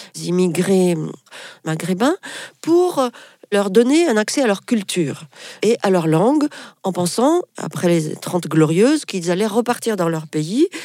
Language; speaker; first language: French; non-native, local second language; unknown